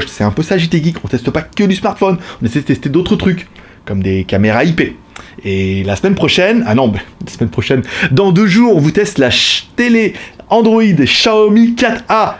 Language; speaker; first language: French; native; French